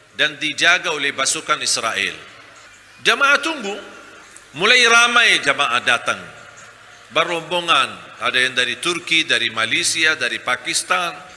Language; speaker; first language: Malay; non-native, fluent; Arabic